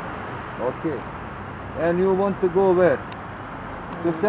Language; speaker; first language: English; non-native, learner; Bosnian